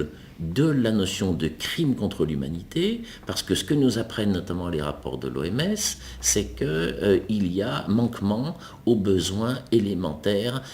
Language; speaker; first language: French; native; French